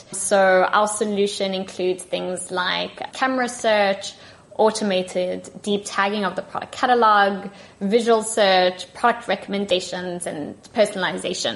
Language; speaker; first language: English; native; English